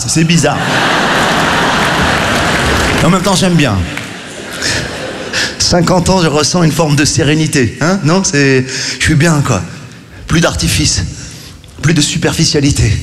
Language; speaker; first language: French; native; French